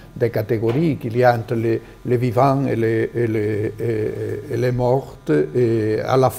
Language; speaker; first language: French; non-native, fluent; Spanish